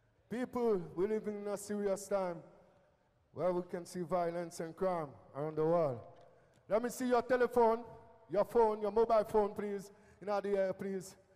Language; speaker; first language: English; non-native, fluent; Seselwa Creole French